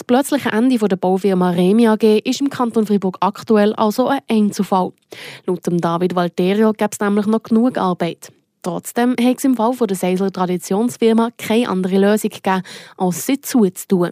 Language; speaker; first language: German; native; German